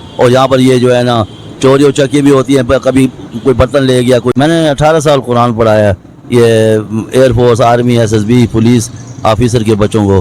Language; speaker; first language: Urdu; non-native, local second language; Pashto